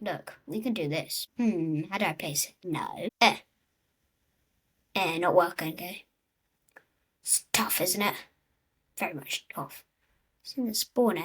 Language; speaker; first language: English; native; English